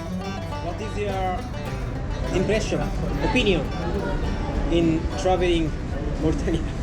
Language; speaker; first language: English; non-native, learner; Japanese